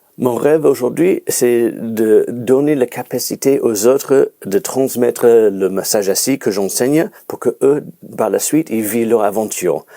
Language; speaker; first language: French; non-native, fluent; English